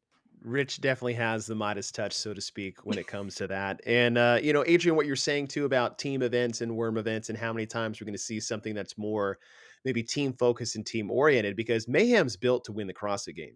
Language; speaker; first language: English; native; English